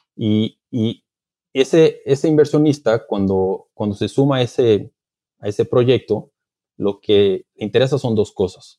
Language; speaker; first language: Spanish; non-native, fluent; Portuguese